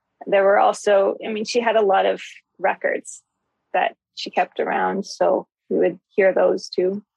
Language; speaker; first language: English; native; English